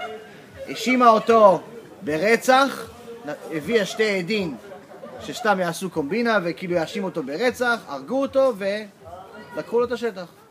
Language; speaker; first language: Hebrew; early bilingual, heritage; English